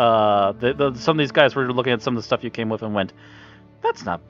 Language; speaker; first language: English; native; English